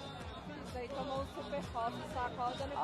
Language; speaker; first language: Portuguese; native; Portuguese